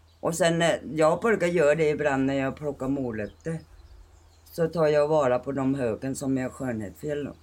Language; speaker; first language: Swedish; non-native, fluent; Thai